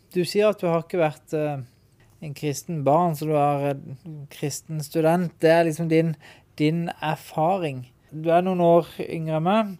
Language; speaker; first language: Norwegian; native; Norwegian